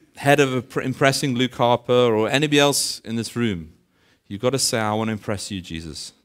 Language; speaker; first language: English; native; English